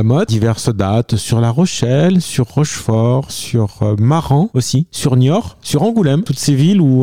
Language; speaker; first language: French; native; French